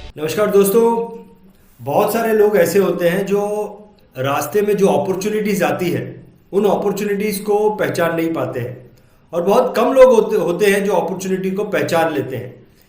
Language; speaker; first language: Hindi; native; Hindi